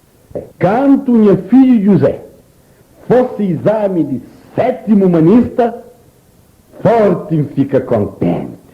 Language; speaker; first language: Portuguese; non-native, local second language; Kabuverdianu